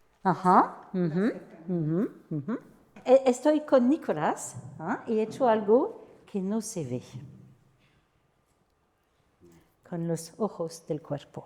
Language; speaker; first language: Spanish; non-native, fluent; French